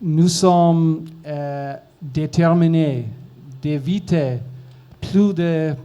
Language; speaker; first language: French; non-native, learner; English